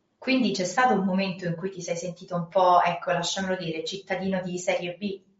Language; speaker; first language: Italian; native; Italian